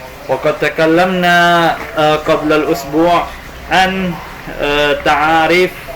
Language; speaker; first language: Arabic; non-native, fluent; Indonesian